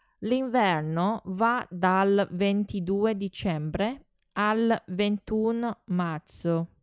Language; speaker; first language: Italian; non-native, fluent; Chinese